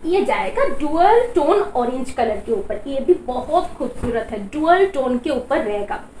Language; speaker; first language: Hindi; non-native, local second language; Bangla